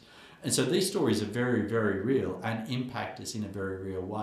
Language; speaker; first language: English; native; English